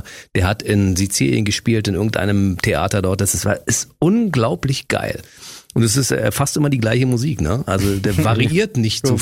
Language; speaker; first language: German; native; German